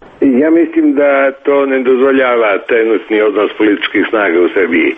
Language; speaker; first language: Serbian; native; Serbian